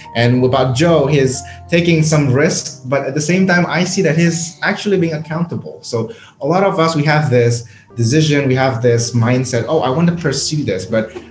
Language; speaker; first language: English; non-native, fluent; Indonesian